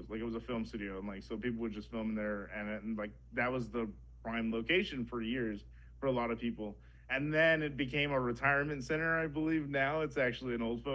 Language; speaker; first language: English; native; English